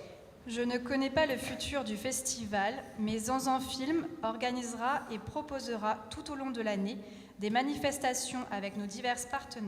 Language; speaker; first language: French; native; French